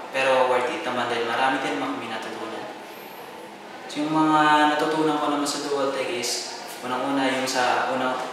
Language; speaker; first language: Filipino; non-native, local second language; Cebuano